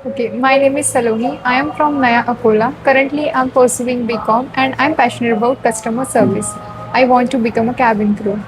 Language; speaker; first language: English; non-native, learner; Marathi